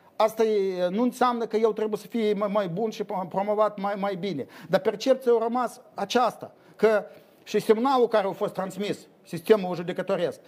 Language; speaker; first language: Romanian; native; Romanian